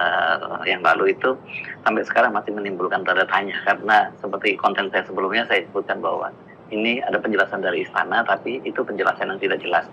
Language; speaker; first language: Indonesian; native; Indonesian